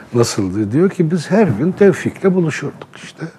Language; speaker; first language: Turkish; non-native, local second language; Arabic